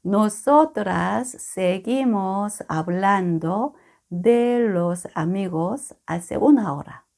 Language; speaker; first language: Spanish; non-native, fluent; Korean